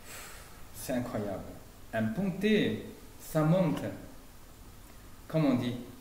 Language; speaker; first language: French; non-native, fluent; Chinese